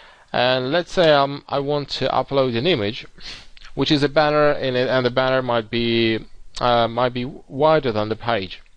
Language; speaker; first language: English; non-native, fluent; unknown